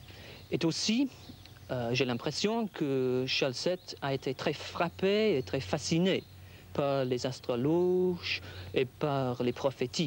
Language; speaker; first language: French; non-native, fluent; English